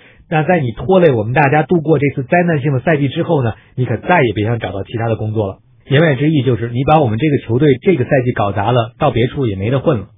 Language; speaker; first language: Chinese; native; Chinese